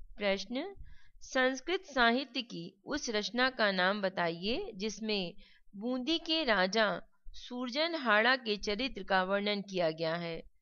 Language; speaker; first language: Hindi; native; Hindi